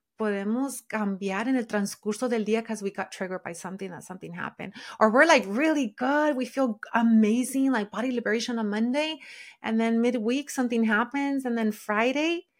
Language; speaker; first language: English; early bilingual, other home language; Spanish